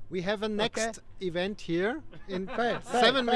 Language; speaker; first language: English; non-native, fluent; German